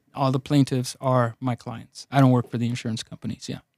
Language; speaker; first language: English; early bilingual, other home language; Spanish